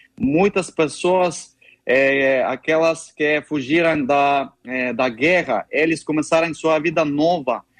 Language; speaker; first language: Portuguese; non-native, learner; Ukrainian